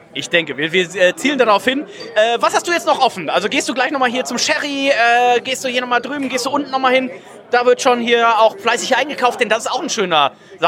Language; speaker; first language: German; native; German